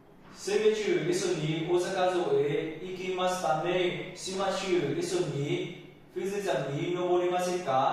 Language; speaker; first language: Japanese; non-native, learner; Vietnamese